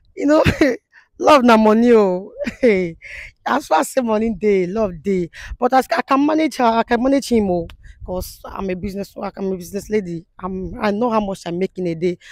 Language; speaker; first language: English; non-native, local second language; Igbo